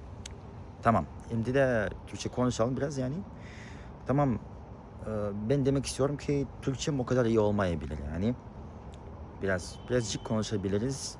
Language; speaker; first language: Turkish; non-native, learner; Kazakh